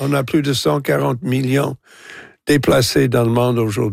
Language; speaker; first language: French; non-native, local second language; English